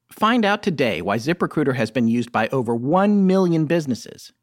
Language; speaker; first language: English; native; English